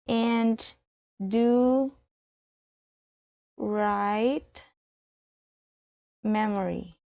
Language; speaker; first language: English; non-native, learner; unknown